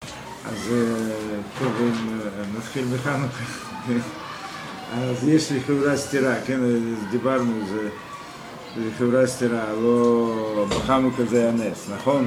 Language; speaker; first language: Hebrew; non-native, fluent; Russian